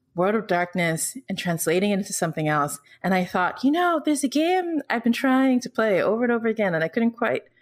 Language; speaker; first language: English; non-native, local second language; Filipino